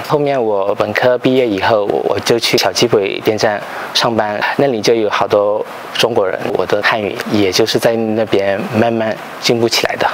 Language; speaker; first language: Chinese; non-native, fluent; Burmese